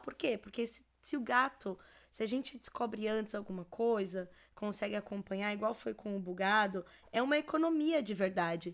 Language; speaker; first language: Portuguese; native; Portuguese